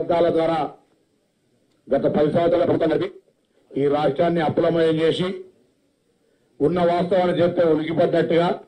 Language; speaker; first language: Telugu; native; Telugu